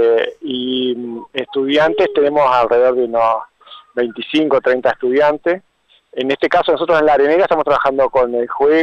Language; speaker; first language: Spanish; native; Spanish